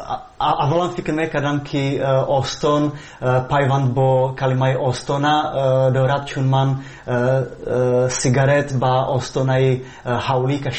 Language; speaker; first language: Tajik; non-native, fluent; Czech